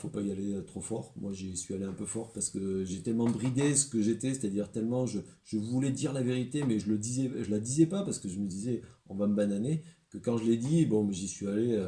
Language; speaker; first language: French; native; French